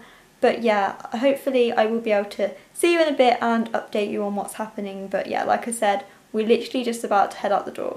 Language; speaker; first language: English; native; English